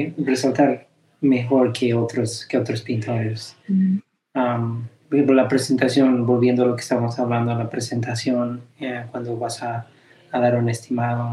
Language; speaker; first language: Spanish; early bilingual, heritage; Spanish